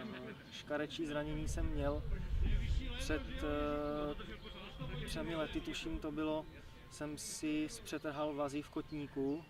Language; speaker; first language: Czech; native; Czech